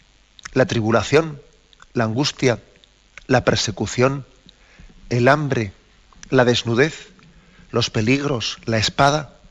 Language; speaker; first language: Spanish; native; Spanish